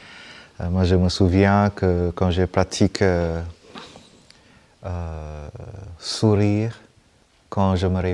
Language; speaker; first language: French; non-native, fluent; Vietnamese